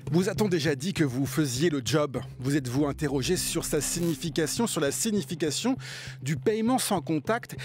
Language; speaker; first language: French; native; French